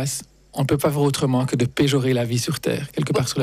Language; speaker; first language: French; native; French